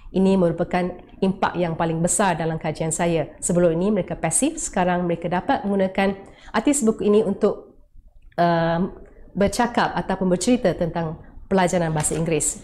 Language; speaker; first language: Malay; non-native, local second language; Tamil